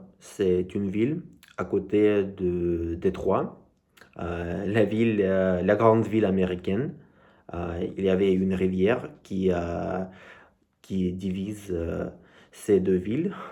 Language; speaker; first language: French; non-native, learner; Russian